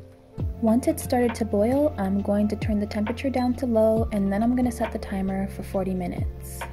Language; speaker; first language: English; native; English